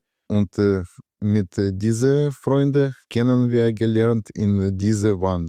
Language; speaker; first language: German; non-native, learner; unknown